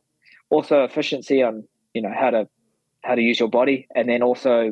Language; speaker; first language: English; native; English